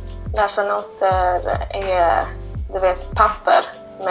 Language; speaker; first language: Swedish; native; Swedish